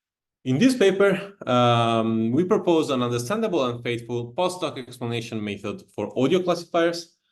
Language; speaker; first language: English; non-native, fluent; Italian